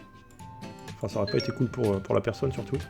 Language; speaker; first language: French; native; French